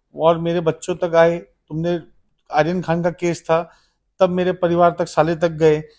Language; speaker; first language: Hindi; native; Hindi